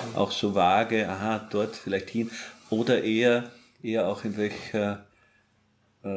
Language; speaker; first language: German; native; German